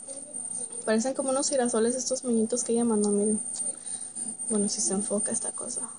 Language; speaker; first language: Spanish; early bilingual, heritage; Spanish